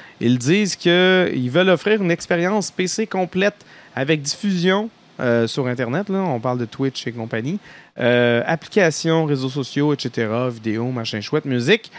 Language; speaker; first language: French; native; French